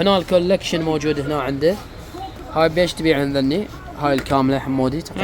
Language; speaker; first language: Arabic; native; Arabic